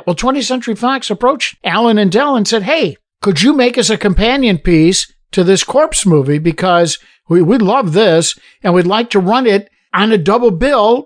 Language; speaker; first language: English; native; English